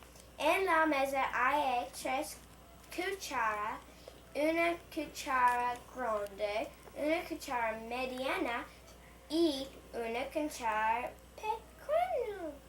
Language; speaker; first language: Spanish; non-native, learner; English